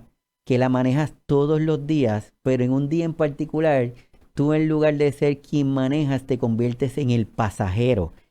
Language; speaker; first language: Spanish; native; Spanish